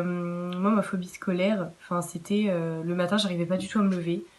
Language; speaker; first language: French; native; French